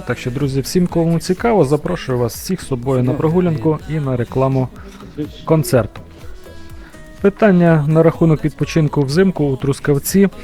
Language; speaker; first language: Ukrainian; native; Ukrainian